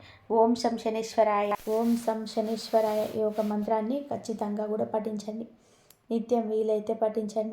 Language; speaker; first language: Telugu; native; Telugu